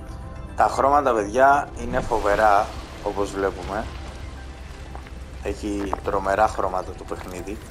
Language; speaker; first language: Greek; native; Greek